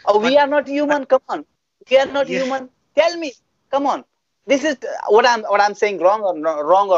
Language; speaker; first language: English; non-native, fluent; Bangla